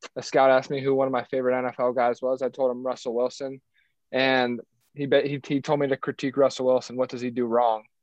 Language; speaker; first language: English; native; English